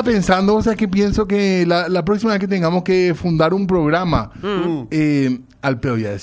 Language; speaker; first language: Spanish; native; Spanish